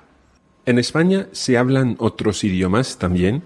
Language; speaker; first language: Spanish; non-native, fluent; English